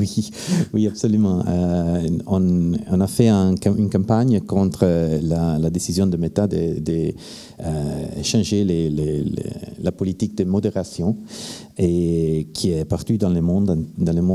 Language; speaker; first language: French; non-native, fluent; Italian